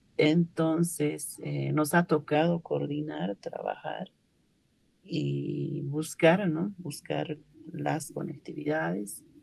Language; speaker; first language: Spanish; non-native, local second language; Aymara